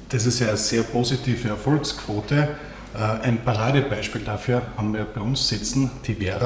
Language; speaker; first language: German; native; German